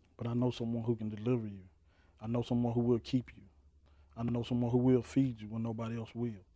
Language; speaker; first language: English; native; English